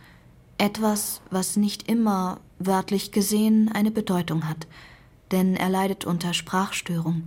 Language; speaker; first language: German; non-native, fluent; Persian